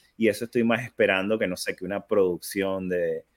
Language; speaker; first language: Spanish; native; Spanish